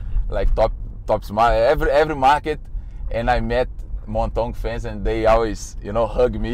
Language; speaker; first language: English; non-native, learner; Portuguese